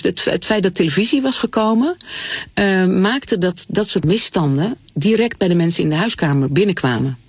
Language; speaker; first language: Dutch; native; Dutch